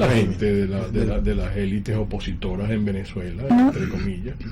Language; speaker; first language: Spanish; native; Spanish